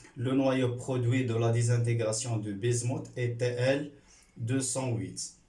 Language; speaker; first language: French; non-native, local second language; Arabic